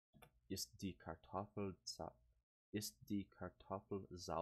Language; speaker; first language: German; non-native, learner; English